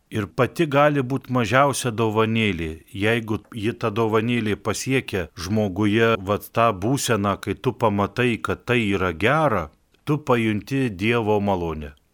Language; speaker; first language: Lithuanian; native; Lithuanian